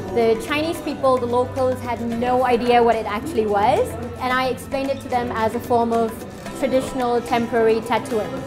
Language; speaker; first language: English; non-native, local second language; Urdu